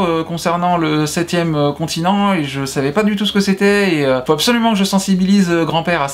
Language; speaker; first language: French; native; French